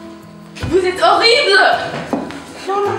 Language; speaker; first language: French; non-native, learner; English